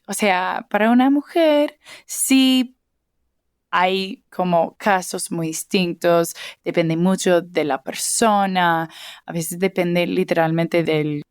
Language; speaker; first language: Spanish; early bilingual, heritage; English